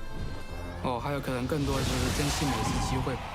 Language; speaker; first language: Chinese; native; Chinese